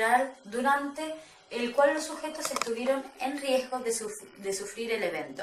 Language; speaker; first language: Spanish; native; Spanish